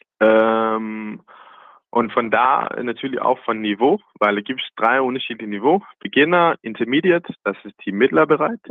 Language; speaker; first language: German; non-native, learner; Danish